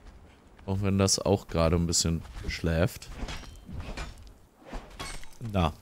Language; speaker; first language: German; native; German